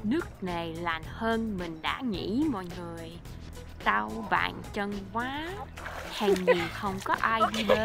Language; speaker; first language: Vietnamese; non-native, learner; English